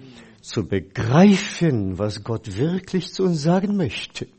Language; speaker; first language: German; non-native, fluent; Chinese